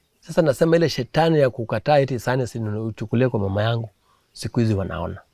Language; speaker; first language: Swahili; native; Swahili